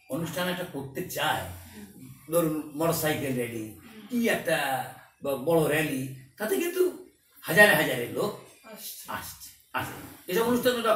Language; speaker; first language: Hindi; non-native, learner; Bangla